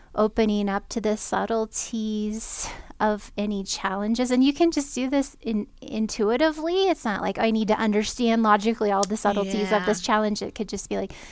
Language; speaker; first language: English; native; English